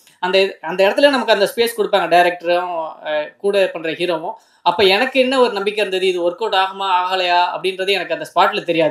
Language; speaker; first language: Tamil; native; Tamil